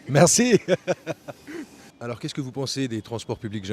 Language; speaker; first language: French; native; French